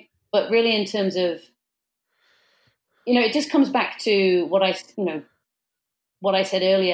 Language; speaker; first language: English; native; English